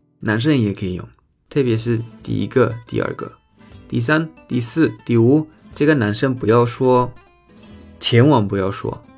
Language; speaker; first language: Chinese; non-native, fluent; Spanish